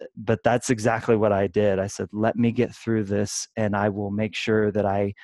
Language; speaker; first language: English; native; English